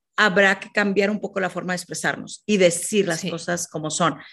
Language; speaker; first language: Spanish; native; Spanish